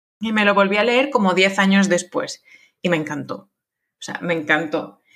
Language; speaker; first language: Spanish; non-native, fluent; French